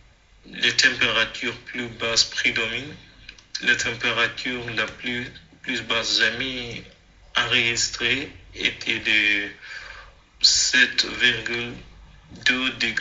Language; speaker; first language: French; non-native, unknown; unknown